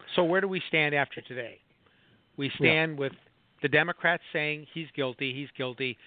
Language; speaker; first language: English; native; English